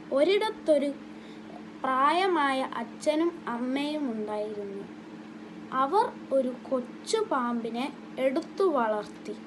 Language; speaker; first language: Malayalam; non-native, learner; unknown